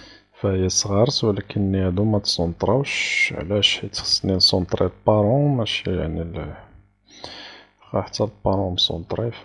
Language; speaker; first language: Arabic; native; Arabic